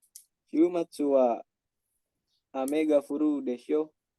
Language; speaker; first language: Japanese; non-native, learner; Indonesian